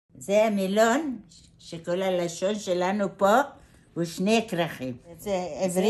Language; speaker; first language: Hebrew; non-native, fluent; Aramaic